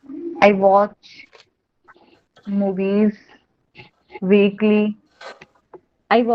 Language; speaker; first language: English; non-native, learner; Hindi